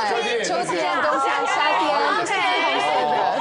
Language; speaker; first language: Chinese; non-native, fluent; Hungarian